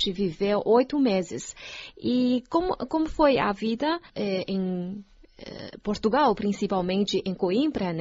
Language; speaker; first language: Portuguese; non-native, fluent; Chinese